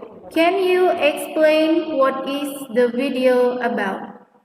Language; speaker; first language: English; non-native, fluent; Indonesian